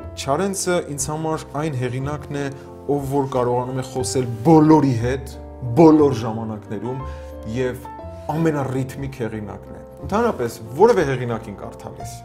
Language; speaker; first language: Armenian; native; Armenian